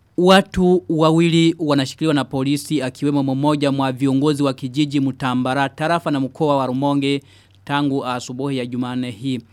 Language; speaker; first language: Swahili; non-native, local second language; Rundi